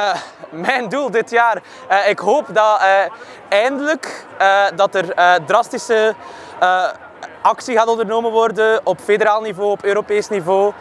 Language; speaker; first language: Dutch; native; Dutch